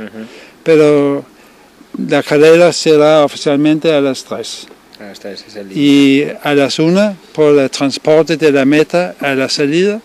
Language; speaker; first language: Spanish; non-native, learner; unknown